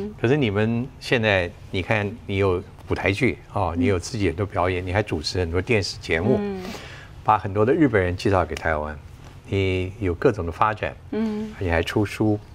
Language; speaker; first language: Chinese; native; Chinese